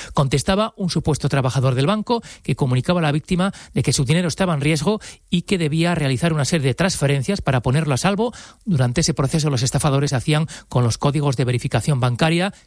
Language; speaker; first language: Spanish; native; Spanish